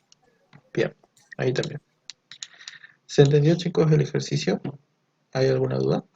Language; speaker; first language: Spanish; native; Spanish